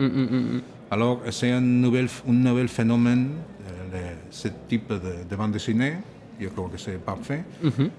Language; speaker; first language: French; non-native, learner; Catalan